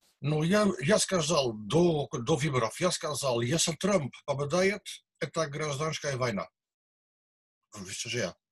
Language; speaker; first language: Russian; non-native, learner; Dutch